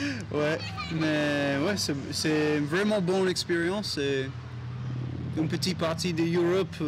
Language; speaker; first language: French; non-native, learner; English